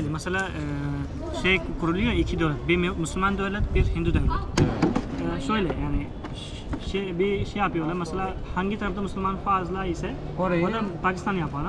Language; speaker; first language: Turkish; non-native, fluent; Urdu